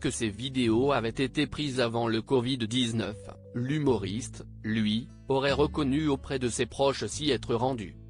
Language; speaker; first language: French; native; French